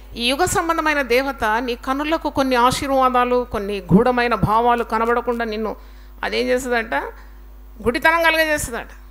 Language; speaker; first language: Telugu; native; Telugu